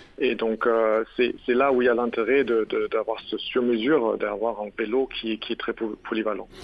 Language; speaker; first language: French; non-native, fluent; German